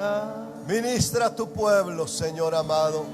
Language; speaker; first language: Spanish; native; Spanish